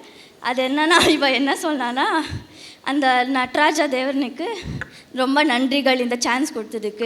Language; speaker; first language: Tamil; non-native, learner; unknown